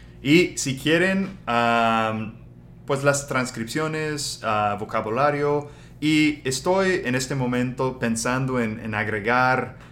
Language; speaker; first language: Spanish; non-native, fluent; English